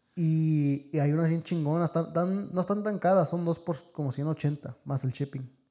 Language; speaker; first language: Spanish; early bilingual, heritage; Spanish